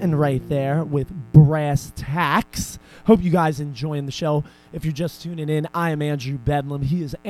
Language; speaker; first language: English; native; English